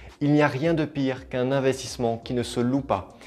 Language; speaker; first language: French; native; French